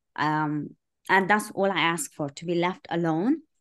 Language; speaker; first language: English; early bilingual, other home language; Persian